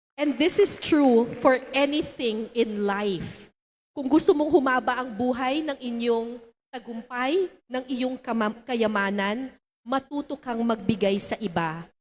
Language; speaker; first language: Filipino; native; Filipino